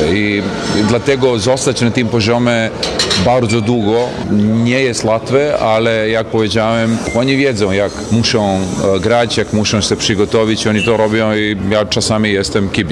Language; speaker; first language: Polish; non-native, fluent; Serbian